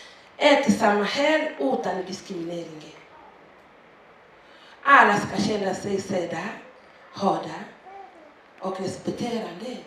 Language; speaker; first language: Swedish; non-native, fluent; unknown